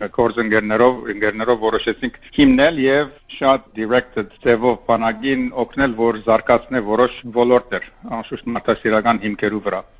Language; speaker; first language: Armenian; early bilingual, heritage; Armenian